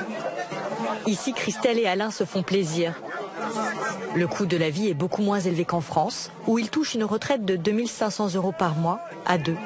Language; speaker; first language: French; native; French